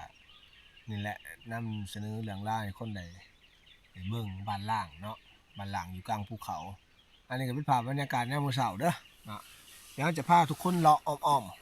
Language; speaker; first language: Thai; non-native, local second language; Lao